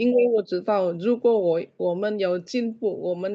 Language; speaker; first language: Chinese; non-native, learner; Indonesian